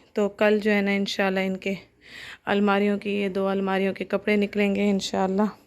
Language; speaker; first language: Urdu; native; Urdu